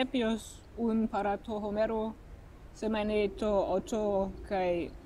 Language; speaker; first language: Greek; non-native, fluent; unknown